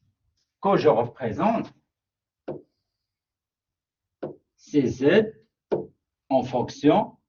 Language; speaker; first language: French; non-native, local second language; Arabic